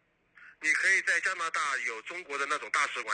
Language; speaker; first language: Chinese; native; Chinese